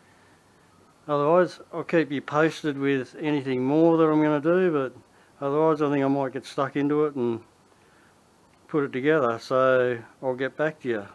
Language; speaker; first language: English; native; English